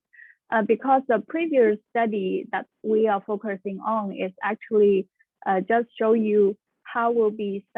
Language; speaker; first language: English; non-native, fluent; Chinese